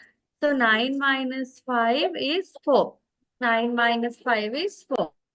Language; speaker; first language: English; non-native, local second language; Sinhala